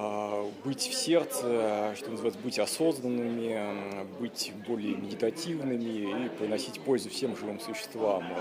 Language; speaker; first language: Russian; native; Russian